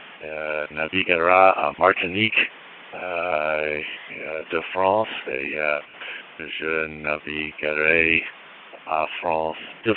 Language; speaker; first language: French; non-native, learner; English